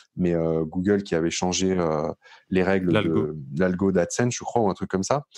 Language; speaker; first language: French; native; French